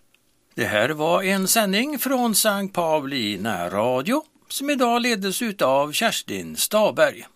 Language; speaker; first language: Swedish; native; Swedish